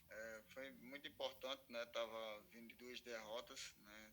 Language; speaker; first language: Portuguese; native; Portuguese